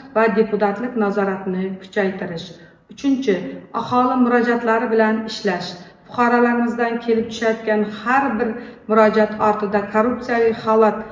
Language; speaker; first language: Uzbek; non-native, local second language; Kara-Kalpak